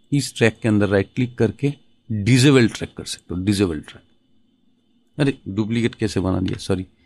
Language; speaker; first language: Hindi; non-native, local second language; Bangla